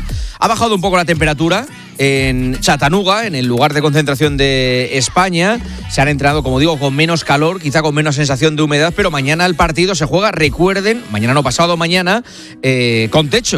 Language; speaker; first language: Spanish; native; Spanish